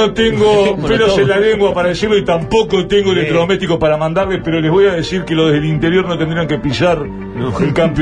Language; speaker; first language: Spanish; native; Spanish